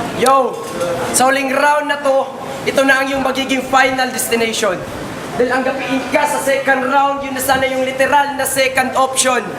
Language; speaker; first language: Filipino; non-native, local second language; Cebuano